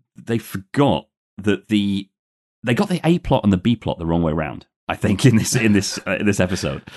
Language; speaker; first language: English; native; English